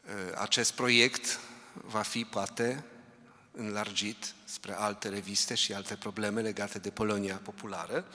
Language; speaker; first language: Romanian; non-native, fluent; Polish